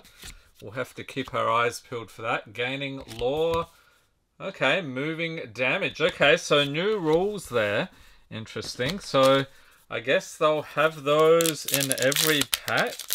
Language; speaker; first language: English; native; English